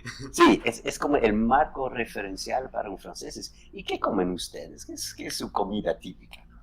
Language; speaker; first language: Spanish; non-native, fluent; Dutch